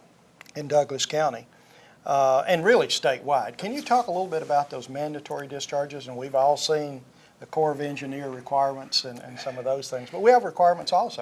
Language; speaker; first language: English; native; English